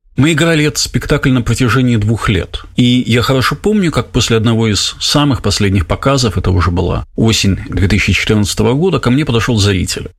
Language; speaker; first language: Russian; native; Russian